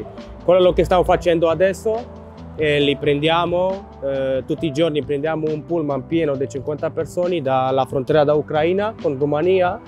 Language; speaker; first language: Italian; non-native, learner; Romanian